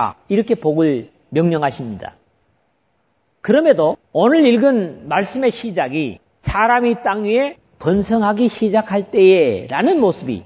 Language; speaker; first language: Korean; native; Korean